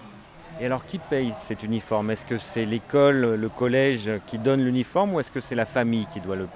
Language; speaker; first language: French; native; French